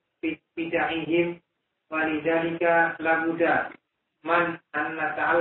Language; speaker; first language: Arabic; non-native, learner; Indonesian